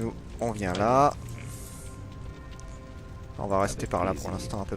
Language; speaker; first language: French; native; French